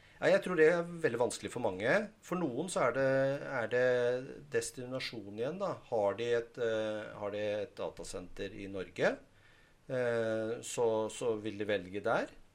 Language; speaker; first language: Norwegian; native; Norwegian